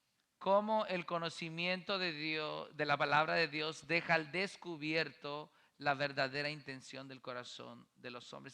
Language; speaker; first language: Spanish; native; Spanish